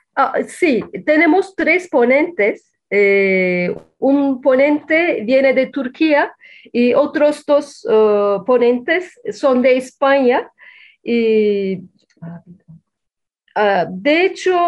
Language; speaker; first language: Spanish; non-native, fluent; Turkish